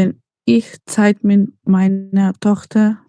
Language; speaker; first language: German; non-native, learner; Macedonian